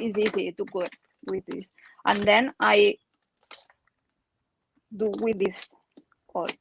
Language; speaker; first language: English; non-native, learner; Spanish